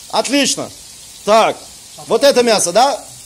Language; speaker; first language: Russian; native; Russian